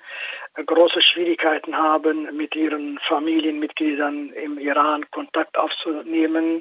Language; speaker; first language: German; non-native, fluent; Kurdish